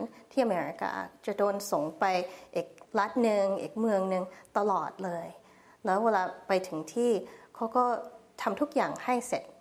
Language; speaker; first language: Thai; early bilingual, heritage; Thai